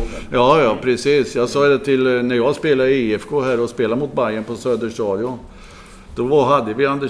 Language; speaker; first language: Swedish; native; Swedish